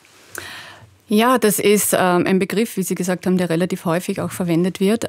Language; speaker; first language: German; native; German